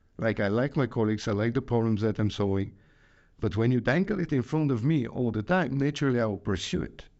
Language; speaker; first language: English; non-native, fluent; Bulgarian